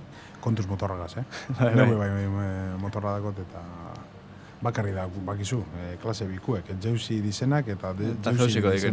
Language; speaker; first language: Basque; native; Basque